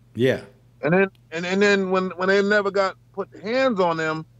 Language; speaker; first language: English; native; English